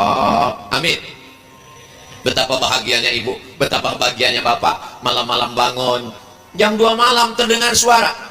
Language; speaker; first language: Indonesian; native; Indonesian